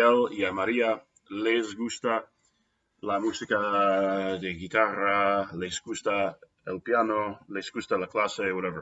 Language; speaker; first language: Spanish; non-native, fluent; English